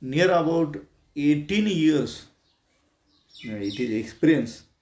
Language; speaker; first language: English; non-native, local second language; Marathi